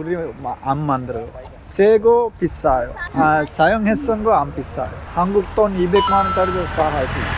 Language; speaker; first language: Korean; non-native, learner; Sinhala